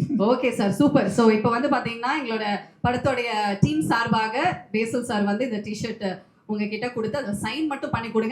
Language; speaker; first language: Tamil; native; Tamil